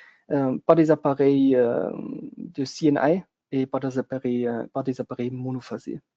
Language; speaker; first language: French; non-native, local second language; German